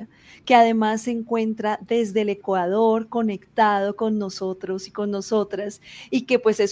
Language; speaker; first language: Spanish; native; Spanish